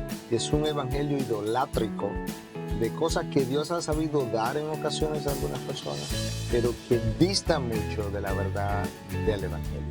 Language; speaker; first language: Spanish; native; Spanish